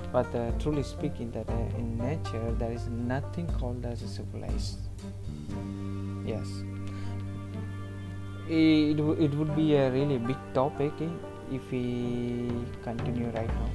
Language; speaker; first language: English; non-native, local second language; Tamil